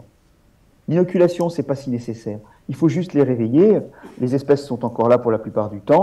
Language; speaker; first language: French; native; French